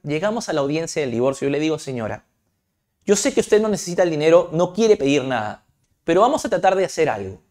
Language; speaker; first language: Spanish; native; Spanish